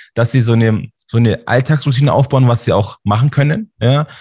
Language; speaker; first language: German; native; German